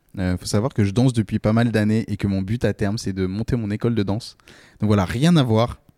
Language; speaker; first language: French; native; French